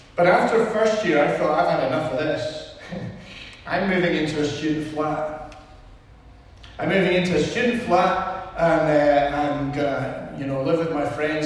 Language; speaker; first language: English; native; English